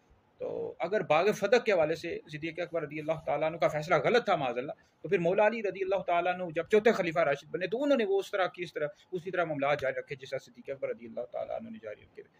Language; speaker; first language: Urdu; native; Urdu